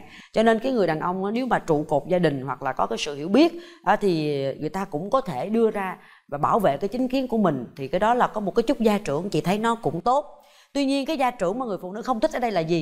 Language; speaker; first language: Vietnamese; native; Vietnamese